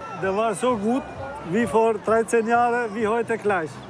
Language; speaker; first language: German; non-native, learner; Albanian